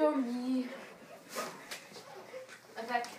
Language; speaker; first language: French; non-native, learner; English